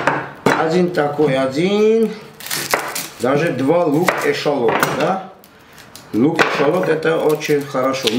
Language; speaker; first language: Russian; non-native, fluent; Armenian